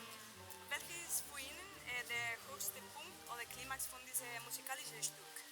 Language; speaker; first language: German; non-native, fluent; Spanish